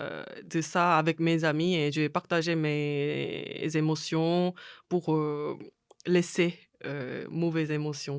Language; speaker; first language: French; non-native, fluent; Korean